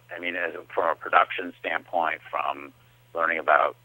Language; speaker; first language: English; native; English